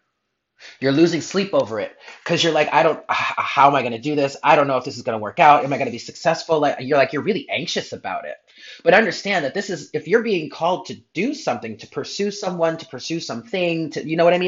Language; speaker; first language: English; native; English